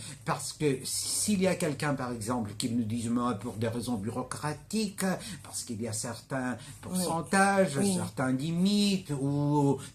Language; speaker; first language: French; non-native, fluent; Greek